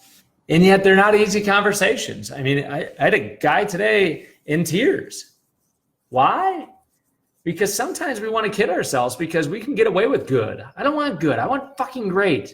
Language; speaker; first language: English; native; English